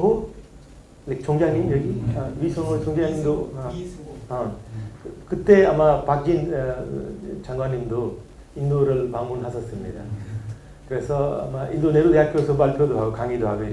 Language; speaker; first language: Korean; non-native, learner; Hindi